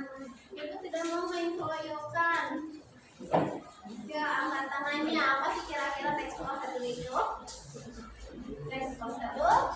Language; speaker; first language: Indonesian; native; Indonesian